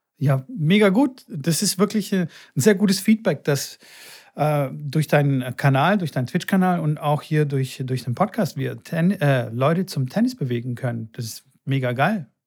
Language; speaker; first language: German; early bilingual, other home language; Bulgarian